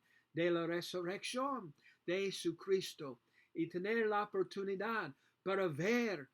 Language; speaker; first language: Spanish; non-native, learner; English